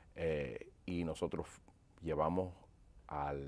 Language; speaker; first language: Spanish; early bilingual, heritage; Spanish